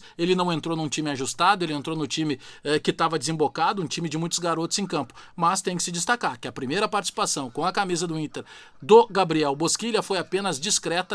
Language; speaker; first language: Portuguese; native; Portuguese